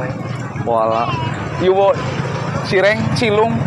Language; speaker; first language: English; non-native, learner; Indonesian